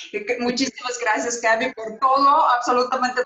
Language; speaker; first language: Spanish; non-native, fluent; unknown